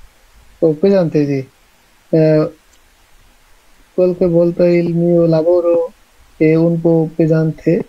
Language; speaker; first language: Italian; non-native, learner; Bangla